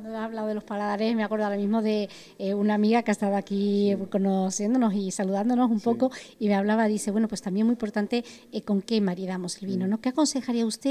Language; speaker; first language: Spanish; native; Spanish